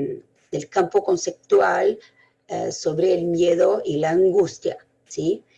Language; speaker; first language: Spanish; non-native, fluent; Portuguese